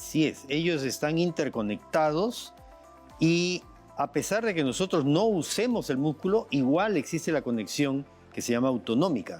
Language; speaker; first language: Spanish; native; Spanish